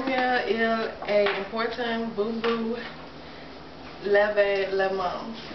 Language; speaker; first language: French; non-native, learner; English